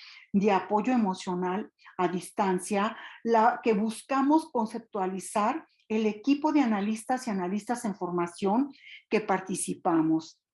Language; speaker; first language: Spanish; native; Spanish